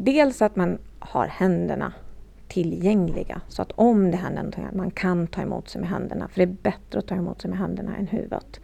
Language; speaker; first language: Swedish; native; Swedish